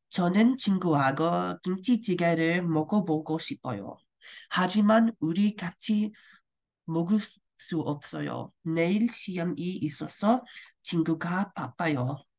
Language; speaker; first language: Korean; non-native, learner; English